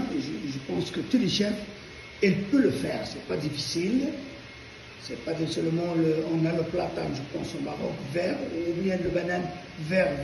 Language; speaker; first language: French; non-native, local second language; Arabic